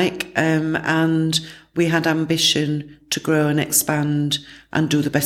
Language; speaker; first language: English; native; English